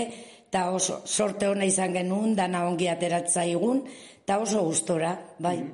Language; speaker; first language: Basque; non-native, local second language; Spanish